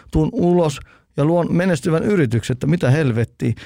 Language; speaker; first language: Finnish; early bilingual, heritage; Finnish